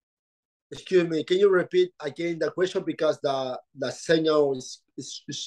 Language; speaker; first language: English; non-native, learner; Spanish